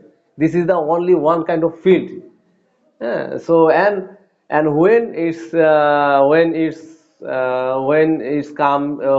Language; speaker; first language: English; non-native, learner; Bangla